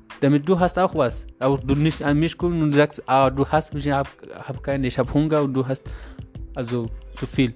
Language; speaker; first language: German; non-native, learner; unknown